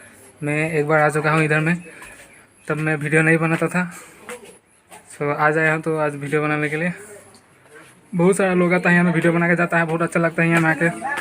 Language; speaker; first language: Hindi; non-native, local second language; Assamese